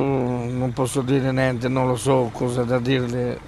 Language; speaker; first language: Italian; non-native, learner; Ukrainian